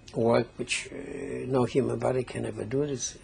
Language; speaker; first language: English; non-native, fluent; Polish